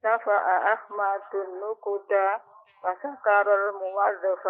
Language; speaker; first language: Arabic; non-native, learner; Indonesian